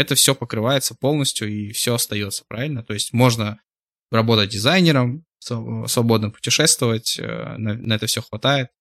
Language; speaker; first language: Russian; native; Russian